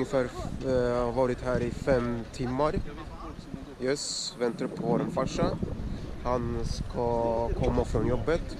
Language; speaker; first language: Swedish; early bilingual, other home language; Russian